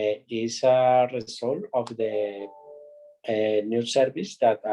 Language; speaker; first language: English; non-native, learner; Spanish